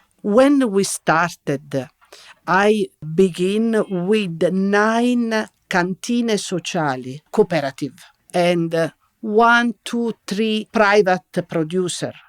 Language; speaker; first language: English; non-native, learner; Italian